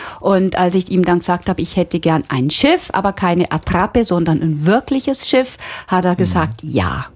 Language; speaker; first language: German; native; German